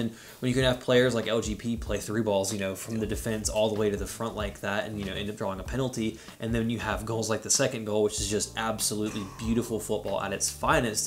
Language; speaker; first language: English; native; English